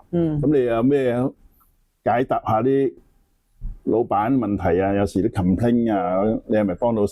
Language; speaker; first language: Cantonese; native; Cantonese